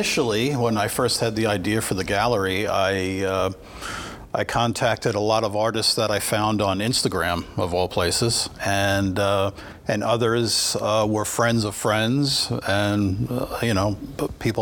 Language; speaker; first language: English; native; English